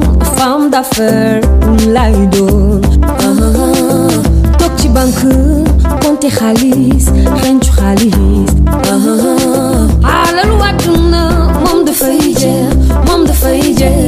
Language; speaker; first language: French; native; French